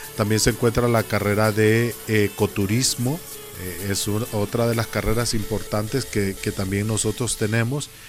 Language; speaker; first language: Spanish; native; Spanish